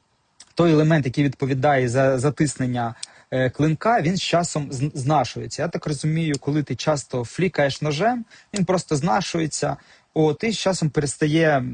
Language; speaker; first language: Ukrainian; native; Ukrainian